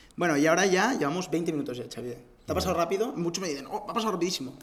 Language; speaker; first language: Spanish; native; Spanish